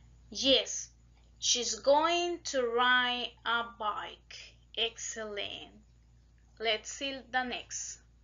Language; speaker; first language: English; non-native, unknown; Spanish